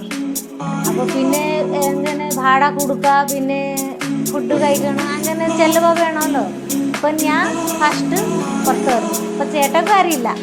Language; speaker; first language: Malayalam; non-native, local second language; Bangla